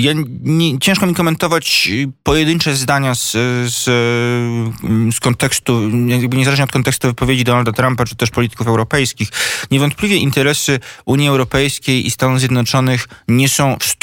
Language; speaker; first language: Polish; native; Polish